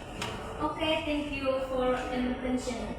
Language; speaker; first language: English; non-native, learner; Indonesian